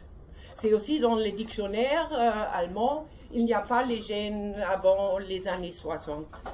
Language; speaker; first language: French; non-native, learner; German